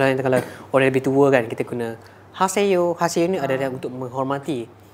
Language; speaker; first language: Malay; native; Malay